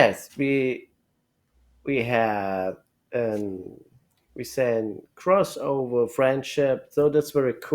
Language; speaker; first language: English; non-native, learner; German